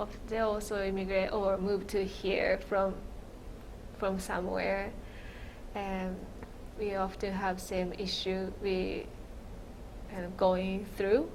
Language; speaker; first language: English; non-native, fluent; Japanese